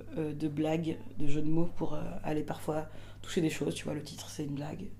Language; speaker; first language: French; native; French